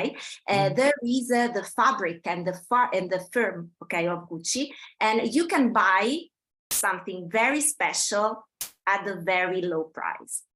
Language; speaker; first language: English; non-native, fluent; Italian